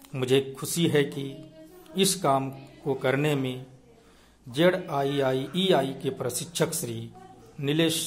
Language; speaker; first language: Hindi; native; Hindi